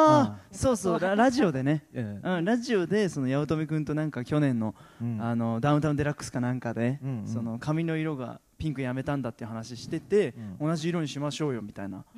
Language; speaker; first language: Japanese; native; Japanese